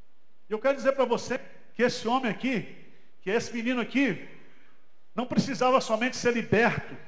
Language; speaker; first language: Portuguese; native; Portuguese